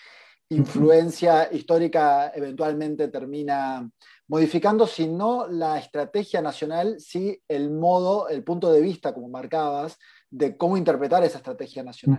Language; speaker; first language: Spanish; native; Spanish